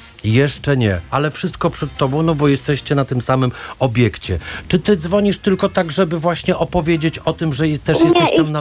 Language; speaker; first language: Polish; native; Polish